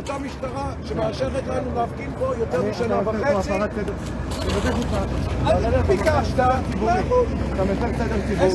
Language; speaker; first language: Hebrew; native; Hebrew